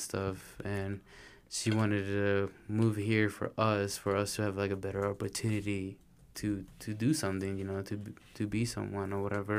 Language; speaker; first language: English; non-native, fluent; Spanish